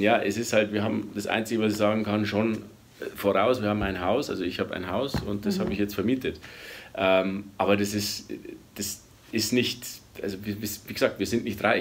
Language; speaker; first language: German; native; German